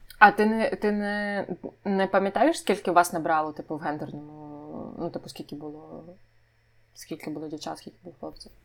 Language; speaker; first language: Ukrainian; native; Ukrainian